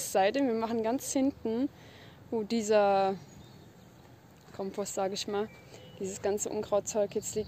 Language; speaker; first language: German; native; German